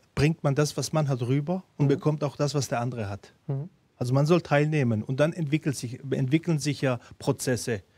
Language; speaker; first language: German; early bilingual, other home language; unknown